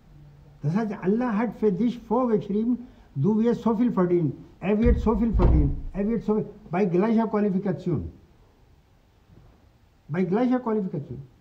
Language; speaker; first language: German; non-native, fluent; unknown